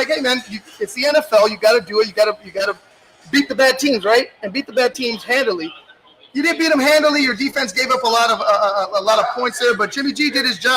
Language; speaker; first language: English; native; English